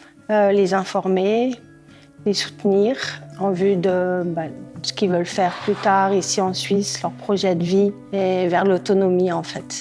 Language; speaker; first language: French; native; French